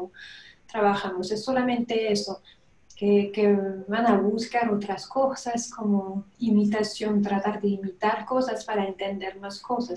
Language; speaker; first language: Spanish; non-native, fluent; French